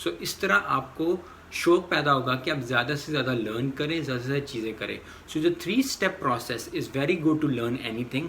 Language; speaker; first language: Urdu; native; Urdu